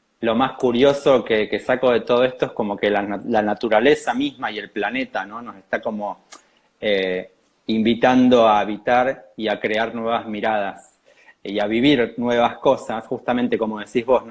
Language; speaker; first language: Spanish; native; Spanish